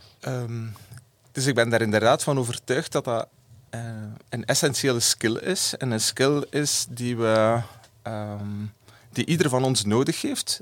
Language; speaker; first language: Dutch; native; Dutch